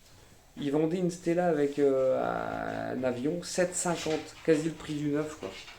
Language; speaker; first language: French; native; French